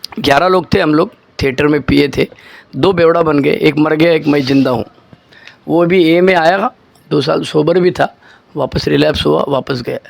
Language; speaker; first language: Hindi; non-native, local second language; Marathi